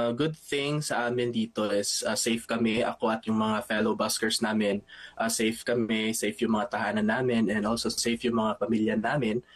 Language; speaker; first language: Filipino; non-native, local second language; Cebuano